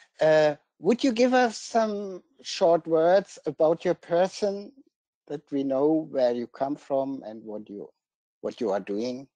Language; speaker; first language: English; non-native, fluent; German